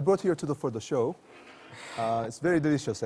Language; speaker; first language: English; non-native, fluent; Korean